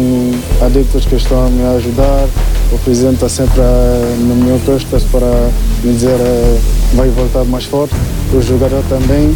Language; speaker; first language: Portuguese; non-native, learner; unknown